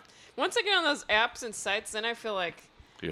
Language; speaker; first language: English; native; English